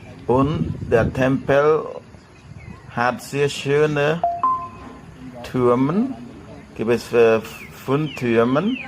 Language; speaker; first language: German; non-native, learner; Khmer